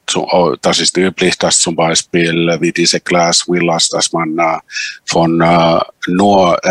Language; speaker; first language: German; non-native, fluent; Finnish